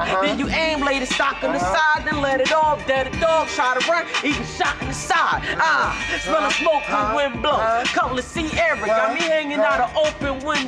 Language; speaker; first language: English; native; English